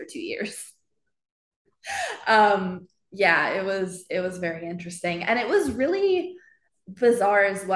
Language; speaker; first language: English; native; English